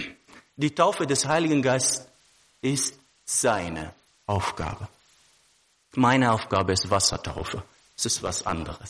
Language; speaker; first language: German; non-native, fluent; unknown